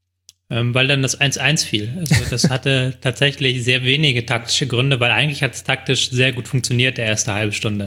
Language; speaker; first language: German; native; German